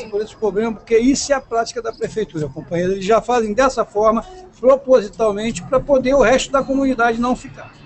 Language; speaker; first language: Portuguese; native; Portuguese